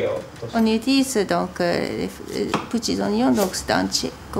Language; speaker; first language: French; non-native, fluent; Japanese